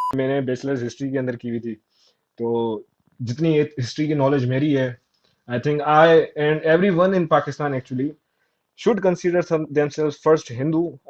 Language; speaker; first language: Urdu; non-native, local second language; Sindhi